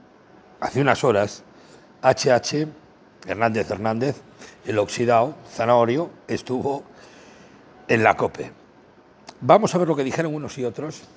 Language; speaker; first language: Spanish; native; Spanish